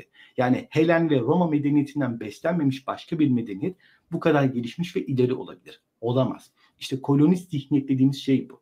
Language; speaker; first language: Turkish; native; Turkish